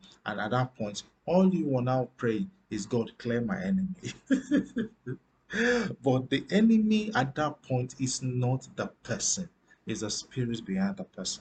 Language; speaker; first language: English; non-native, local second language; Yoruba